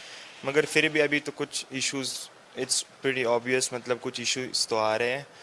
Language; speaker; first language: Hindi; non-native, fluent; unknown